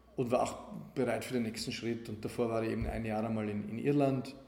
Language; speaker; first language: German; native; German